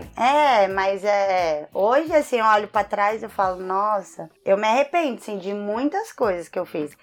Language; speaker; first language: Portuguese; native; Portuguese